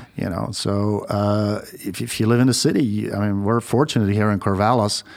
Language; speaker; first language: English; non-native, fluent; Dutch